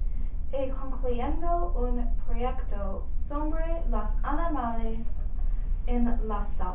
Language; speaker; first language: Spanish; non-native, learner; English